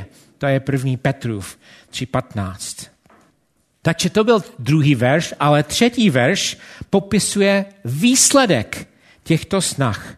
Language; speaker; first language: Czech; non-native, fluent; English